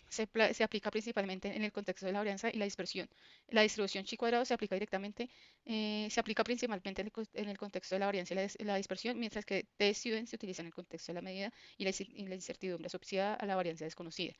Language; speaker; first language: Spanish; native; Spanish